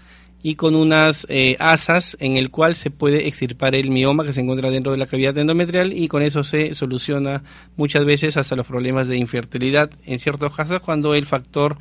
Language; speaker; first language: Spanish; native; Spanish